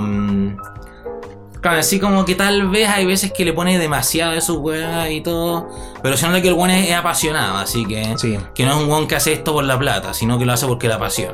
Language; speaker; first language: Spanish; native; Spanish